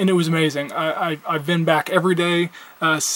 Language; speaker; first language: English; native; English